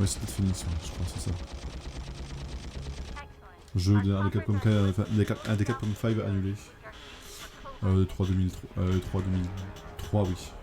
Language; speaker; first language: French; native; French